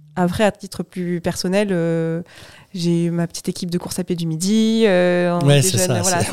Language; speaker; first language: French; native; French